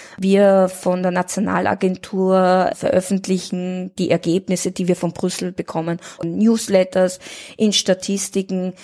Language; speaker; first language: German; native; German